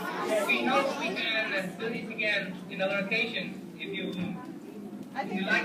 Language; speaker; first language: English; non-native, fluent; Spanish